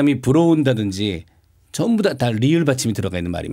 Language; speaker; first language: Korean; native; Korean